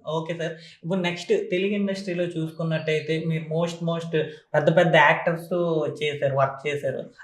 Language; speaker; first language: Telugu; native; Telugu